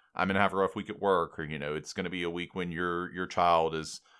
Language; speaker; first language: English; native; English